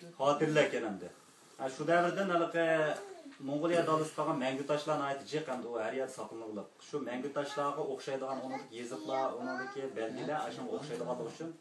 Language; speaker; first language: Uzbek; early bilingual, heritage; Uyghur